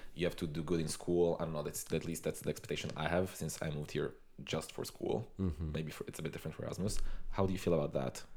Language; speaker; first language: English; non-native, fluent; Italian